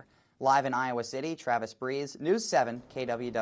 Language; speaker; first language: English; native; English